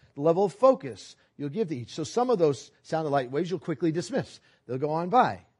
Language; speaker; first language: English; native; English